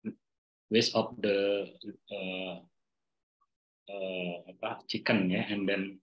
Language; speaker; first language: English; non-native, learner; Indonesian